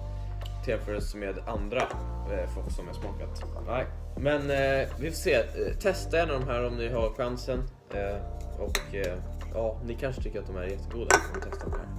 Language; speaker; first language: Swedish; native; Swedish